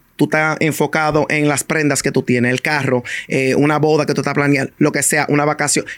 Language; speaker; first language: Spanish; early bilingual, heritage; Spanish